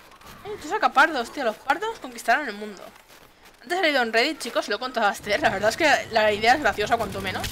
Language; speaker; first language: Spanish; native; Spanish